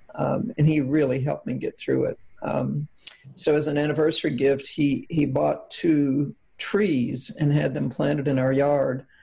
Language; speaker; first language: English; native; English